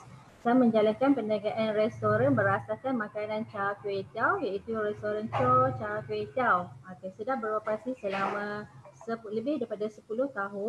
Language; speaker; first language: Malay; native; Malay